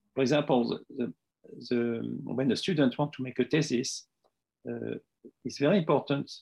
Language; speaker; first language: English; non-native, fluent; French